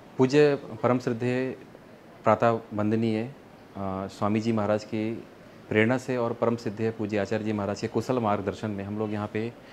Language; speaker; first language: Hindi; native; Hindi